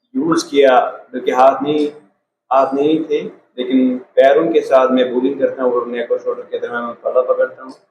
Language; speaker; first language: Hindi; non-native, local second language; Kashmiri